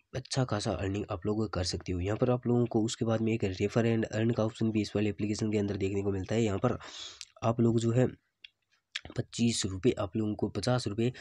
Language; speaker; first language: Hindi; native; Hindi